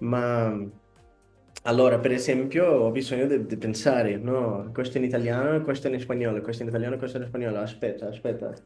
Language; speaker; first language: Italian; non-native, learner; Spanish